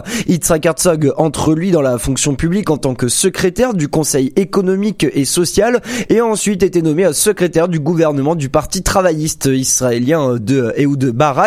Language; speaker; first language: French; native; French